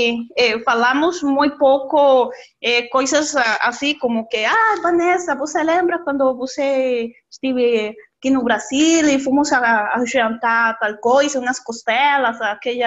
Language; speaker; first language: Portuguese; non-native, learner; Spanish